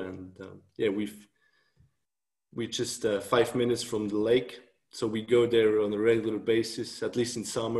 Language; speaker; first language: English; non-native, fluent; Swiss German